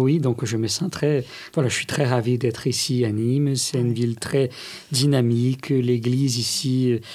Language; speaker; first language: French; non-native, fluent; Portuguese